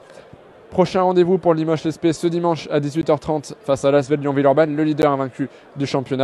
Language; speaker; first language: French; native; French